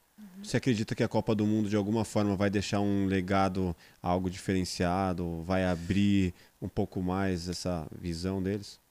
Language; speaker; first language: Portuguese; native; Portuguese